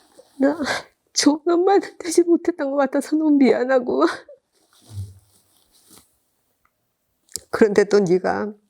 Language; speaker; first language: Korean; native; Korean